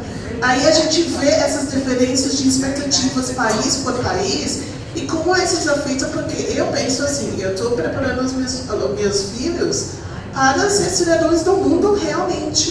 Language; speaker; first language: Portuguese; non-native, fluent; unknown